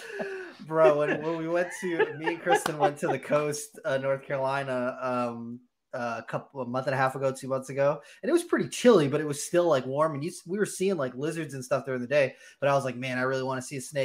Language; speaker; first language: English; native; English